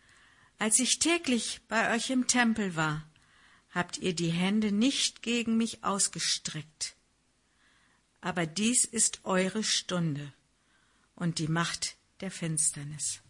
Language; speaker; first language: German; native; German